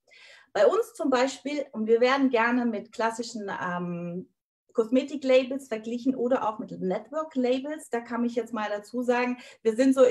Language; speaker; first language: German; native; German